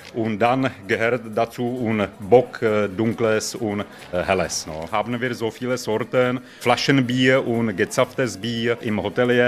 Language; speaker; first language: German; non-native, learner; Czech